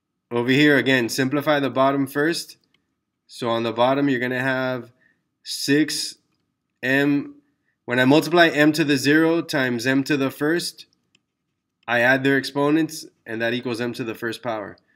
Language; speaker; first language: English; early bilingual, other home language; Spanish